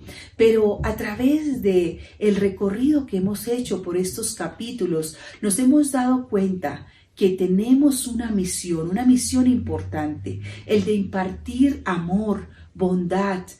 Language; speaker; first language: Spanish; native; Spanish